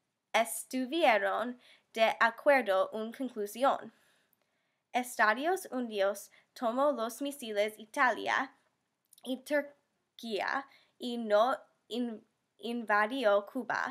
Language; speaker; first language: Spanish; non-native, learner; English